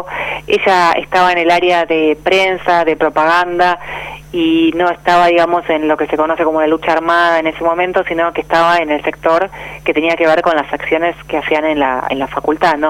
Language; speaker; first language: Spanish; native; Spanish